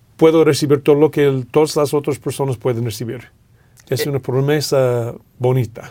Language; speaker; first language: Spanish; non-native, fluent; English